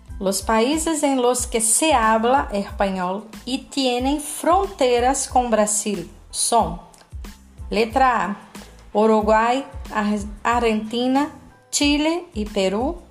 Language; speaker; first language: Spanish; non-native, fluent; Portuguese